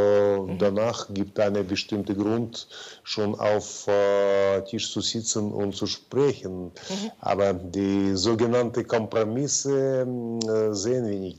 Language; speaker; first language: German; non-native, fluent; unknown